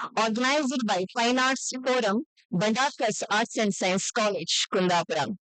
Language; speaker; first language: English; non-native, local second language; Kannada